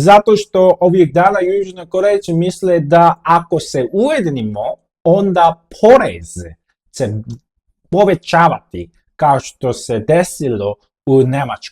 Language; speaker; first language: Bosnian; non-native, fluent; Korean